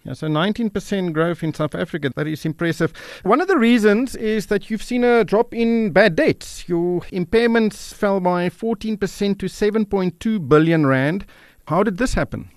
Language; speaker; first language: English; non-native, local second language; Afrikaans